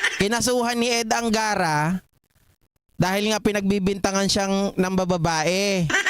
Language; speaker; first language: Filipino; non-native, local second language; Iloko